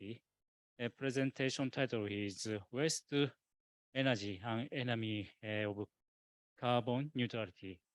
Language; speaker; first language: English; non-native, learner; Japanese